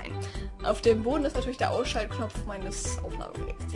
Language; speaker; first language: German; native; German